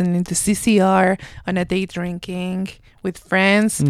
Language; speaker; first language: English; non-native, fluent; Spanish